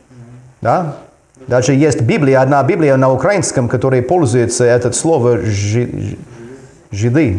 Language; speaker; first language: Russian; non-native, fluent; English